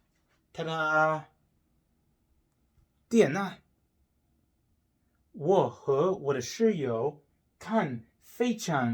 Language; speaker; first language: Chinese; non-native, learner; English